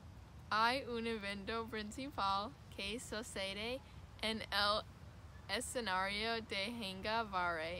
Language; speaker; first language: Spanish; non-native, learner; English